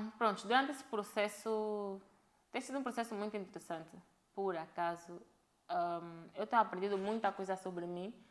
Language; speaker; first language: Portuguese; native; Portuguese